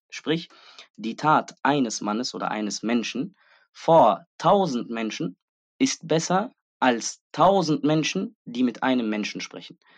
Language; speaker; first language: German; early bilingual, other home language; Arabic